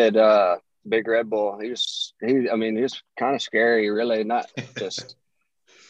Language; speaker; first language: English; native; English